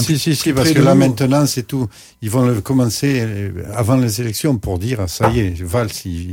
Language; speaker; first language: French; native; French